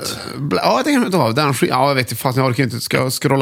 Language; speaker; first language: Swedish; native; Swedish